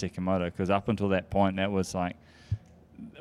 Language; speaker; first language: English; native; English